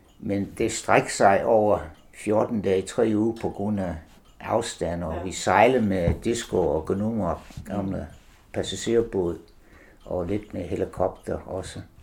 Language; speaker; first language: Danish; non-native, fluent; English